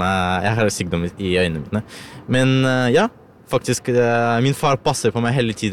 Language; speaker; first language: Norwegian; non-native, learner; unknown